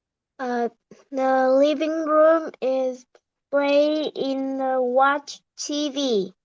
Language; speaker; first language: English; non-native, learner; Vietnamese